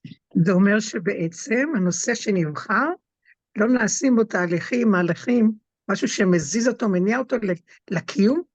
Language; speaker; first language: Hebrew; native; Hebrew